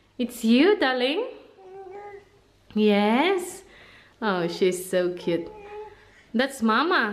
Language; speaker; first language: English; non-native, local second language; Filipino